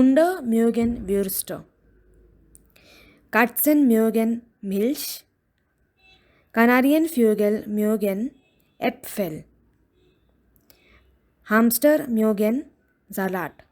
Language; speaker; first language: German; non-native, fluent; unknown